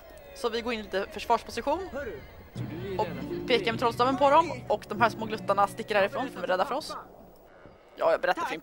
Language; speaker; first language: Swedish; native; Swedish